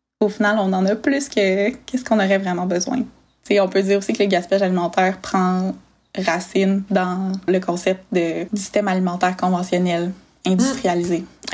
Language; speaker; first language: French; native; French